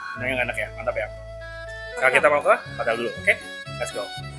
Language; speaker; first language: Indonesian; native; Indonesian